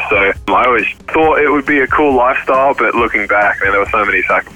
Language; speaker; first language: English; native; English